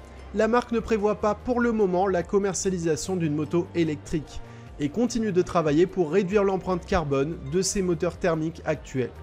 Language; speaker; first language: French; native; French